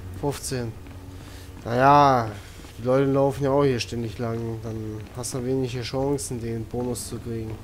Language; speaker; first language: German; native; German